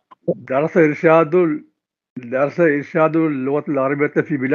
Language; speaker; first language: Arabic; non-native, learner; Tamil